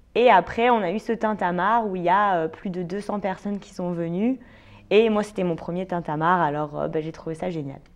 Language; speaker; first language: French; native; French